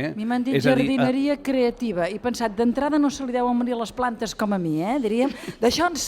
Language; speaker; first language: Catalan; native; Catalan